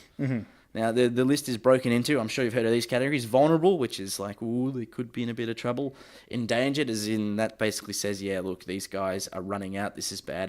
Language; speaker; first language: English; native; English